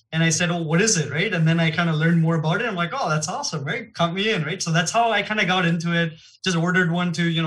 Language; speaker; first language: English; non-native, fluent; Gujarati